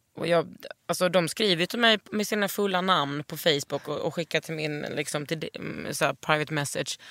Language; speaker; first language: Swedish; native; Swedish